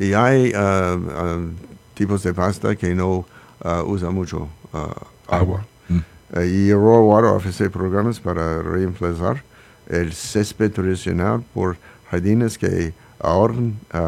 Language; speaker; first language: Spanish; non-native, learner; English